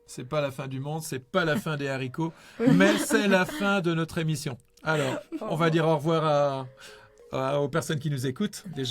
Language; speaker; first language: French; native; French